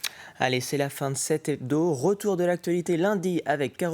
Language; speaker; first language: French; native; French